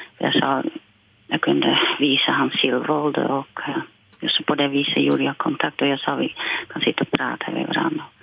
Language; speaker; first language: Swedish; non-native, fluent; Dutch